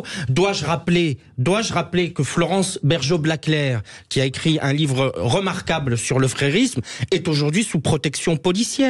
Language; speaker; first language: French; native; French